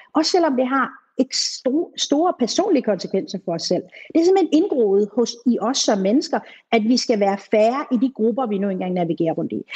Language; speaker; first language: Danish; native; Danish